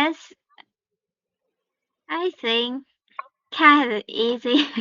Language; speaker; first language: English; non-native, learner; Vietnamese